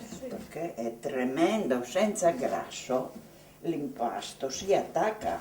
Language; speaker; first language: Italian; non-native, local second language; Slovenian